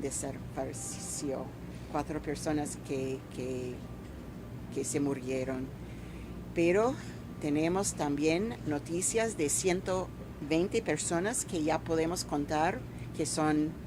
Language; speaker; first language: Spanish; non-native, fluent; English